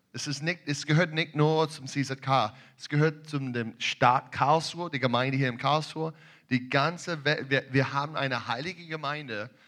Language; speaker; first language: German; non-native, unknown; English